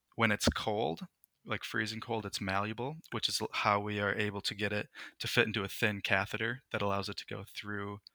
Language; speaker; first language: English; native; English